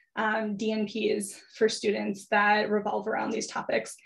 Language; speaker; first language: English; native; English